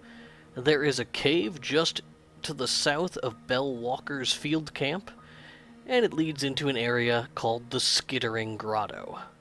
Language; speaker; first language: English; native; English